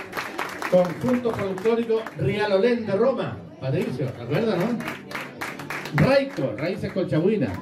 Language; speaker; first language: Spanish; native; Spanish